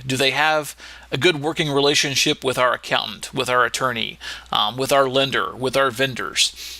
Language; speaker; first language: English; native; English